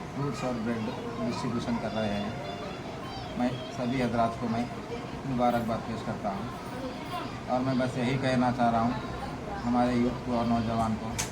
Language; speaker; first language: Hindi; native; Hindi